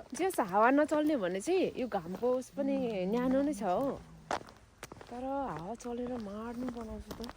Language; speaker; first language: Nepali; native; Nepali